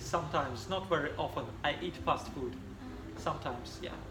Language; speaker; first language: English; non-native, fluent; Russian